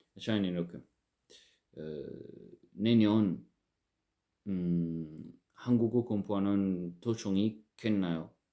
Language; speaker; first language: Korean; non-native, learner; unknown